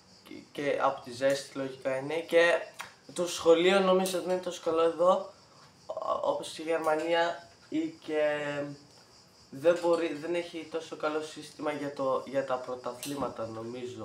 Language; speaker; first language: Greek; early bilingual, heritage; Greek